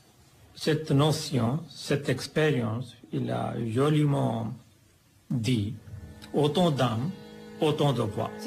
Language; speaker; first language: French; non-native, fluent; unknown